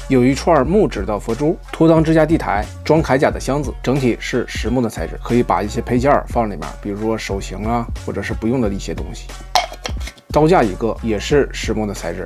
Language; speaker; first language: Chinese; native; Chinese